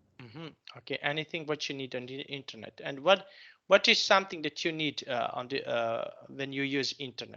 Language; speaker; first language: English; non-native, fluent; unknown